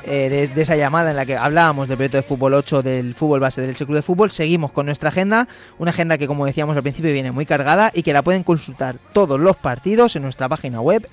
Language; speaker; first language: Spanish; native; Spanish